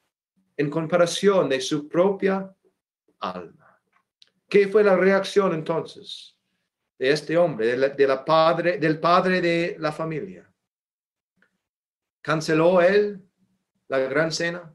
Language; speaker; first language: Spanish; non-native, fluent; English